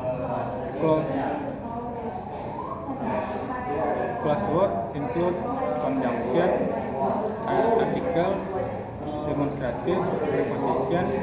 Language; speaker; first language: English; non-native, learner; Indonesian